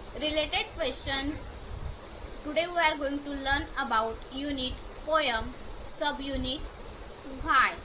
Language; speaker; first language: English; non-native, local second language; Marathi